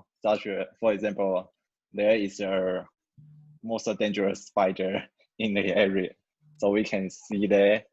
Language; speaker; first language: English; non-native, learner; Chinese